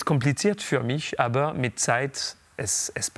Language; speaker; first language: German; non-native, local second language; French